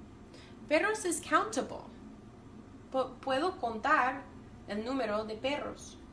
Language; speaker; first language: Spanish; non-native, fluent; English